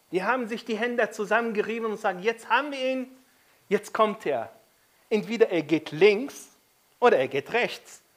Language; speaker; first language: German; non-native, fluent; Arabic